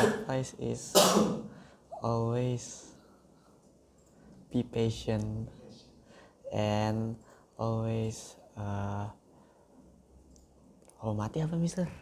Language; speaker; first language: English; non-native, learner; Indonesian